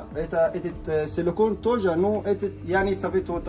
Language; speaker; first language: Russian; non-native, learner; Arabic